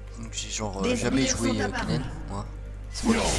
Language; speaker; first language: French; native; French